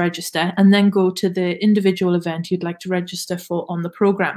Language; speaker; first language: English; native; English